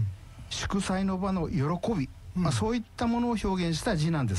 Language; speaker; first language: Japanese; native; Japanese